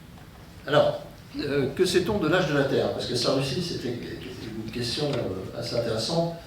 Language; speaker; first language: French; native; French